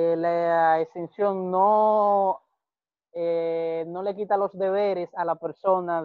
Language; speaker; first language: Spanish; native; Spanish